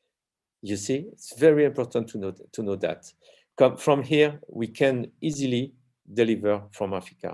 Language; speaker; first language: English; non-native, learner; French